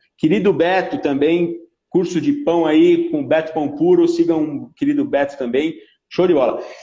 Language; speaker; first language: Portuguese; early bilingual, other home language; Italian